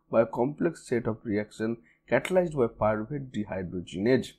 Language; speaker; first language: English; non-native, local second language; Bangla